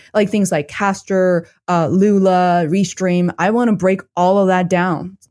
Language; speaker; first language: English; non-native, fluent; Chinese